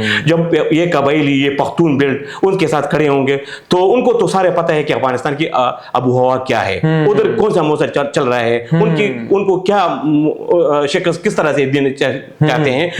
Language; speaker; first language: Urdu; non-native, local second language; Pashto